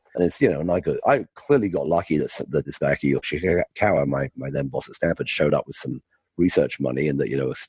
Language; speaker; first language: English; native; English